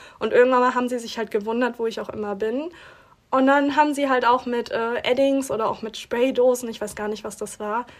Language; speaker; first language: German; early bilingual, other home language; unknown